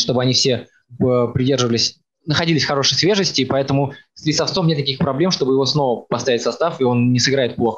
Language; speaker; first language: Russian; native; Russian